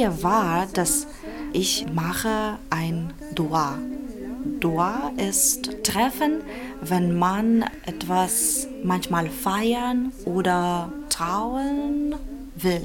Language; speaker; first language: German; non-native, fluent; Russian